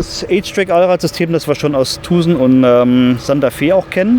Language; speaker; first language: German; native; German